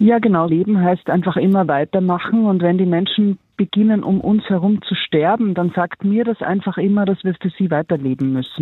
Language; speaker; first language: German; native; German